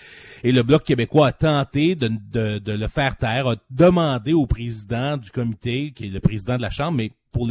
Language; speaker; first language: French; native; French